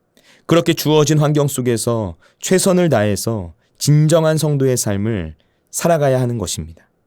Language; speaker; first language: Korean; native; Korean